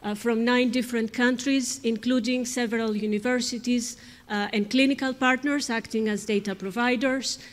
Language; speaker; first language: English; non-native, fluent; Greek